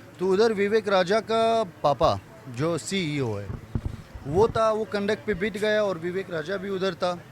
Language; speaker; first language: Hindi; non-native, fluent; Persian